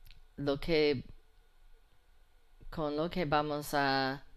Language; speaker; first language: Spanish; non-native, fluent; English